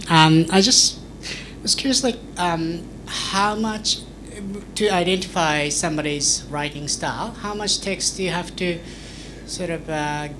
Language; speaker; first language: English; native; English